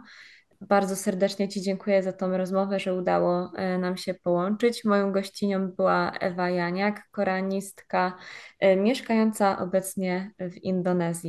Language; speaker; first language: Polish; native; Polish